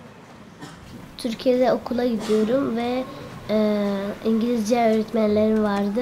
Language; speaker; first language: Turkish; early bilingual, other home language; Arabic